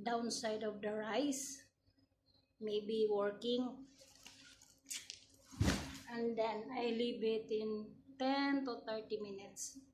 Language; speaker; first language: English; non-native, learner; Filipino